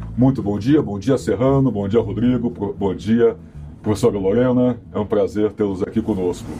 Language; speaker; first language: Portuguese; native; Portuguese